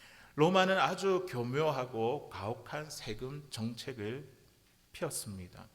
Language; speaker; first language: Korean; native; Korean